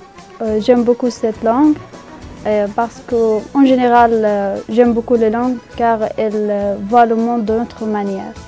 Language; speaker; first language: French; non-native, learner; Arabic